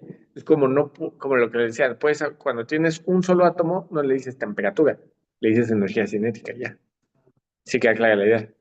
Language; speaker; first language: Spanish; native; Spanish